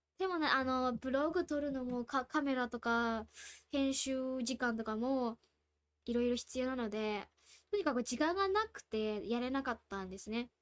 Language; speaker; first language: Japanese; non-native, fluent; Burmese